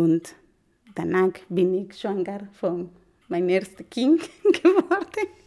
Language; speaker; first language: German; non-native, learner; Spanish